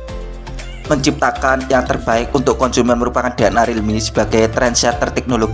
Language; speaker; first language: Indonesian; native; Indonesian